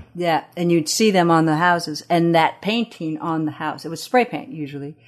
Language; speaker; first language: English; early bilingual, other home language; Amharic